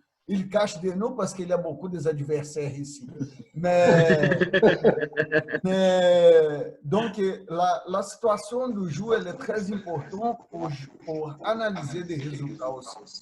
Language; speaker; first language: French; non-native, fluent; Portuguese